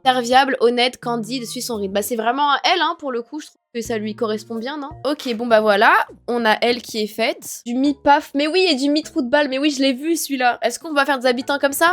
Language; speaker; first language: French; native; French